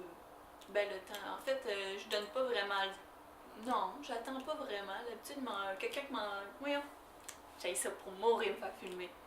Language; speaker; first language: French; native; French